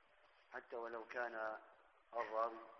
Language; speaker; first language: Arabic; native; Arabic